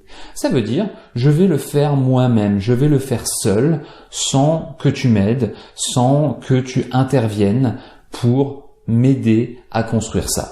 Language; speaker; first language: French; native; French